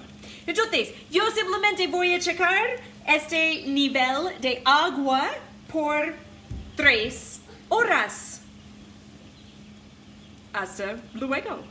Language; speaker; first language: Spanish; non-native, fluent; English